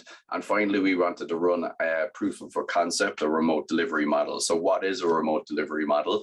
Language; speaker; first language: English; native; English